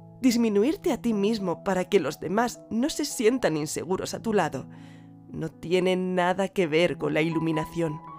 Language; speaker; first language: Spanish; native; Spanish